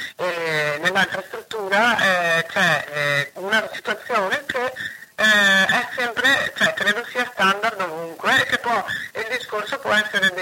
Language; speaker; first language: Italian; native; Italian